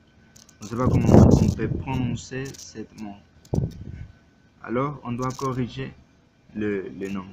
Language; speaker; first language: French; non-native, learner; Spanish